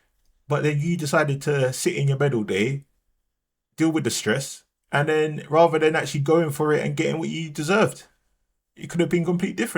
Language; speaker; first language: English; native; English